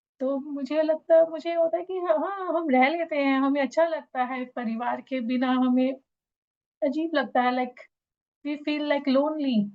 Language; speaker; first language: Hindi; native; Hindi